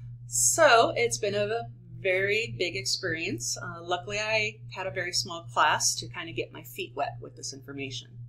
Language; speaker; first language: English; native; English